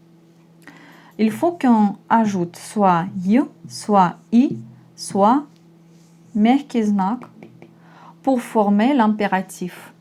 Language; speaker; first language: French; non-native, fluent; Russian